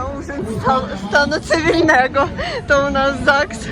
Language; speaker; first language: Polish; non-native, learner; Ukrainian